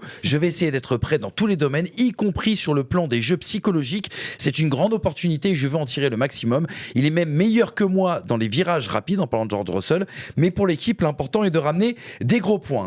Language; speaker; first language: French; native; French